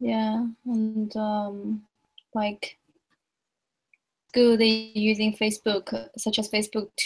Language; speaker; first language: English; non-native, learner; Chinese